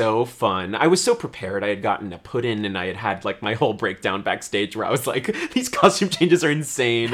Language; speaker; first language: English; native; English